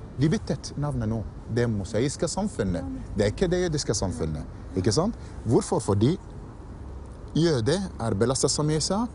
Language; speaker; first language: Norwegian; non-native, fluent; Arabic